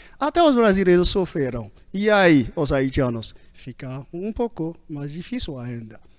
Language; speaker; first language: Portuguese; non-native, fluent; Haitian Creole